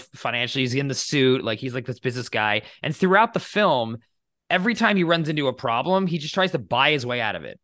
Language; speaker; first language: English; native; English